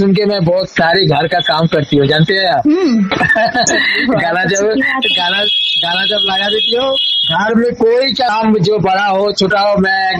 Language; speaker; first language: Hindi; native; Hindi